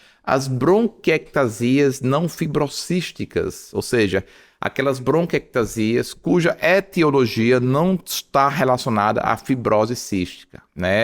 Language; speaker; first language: Portuguese; native; Portuguese